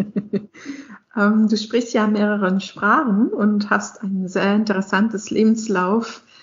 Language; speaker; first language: German; non-native, fluent; English